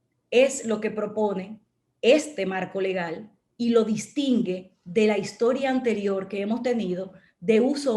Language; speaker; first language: Spanish; native; Spanish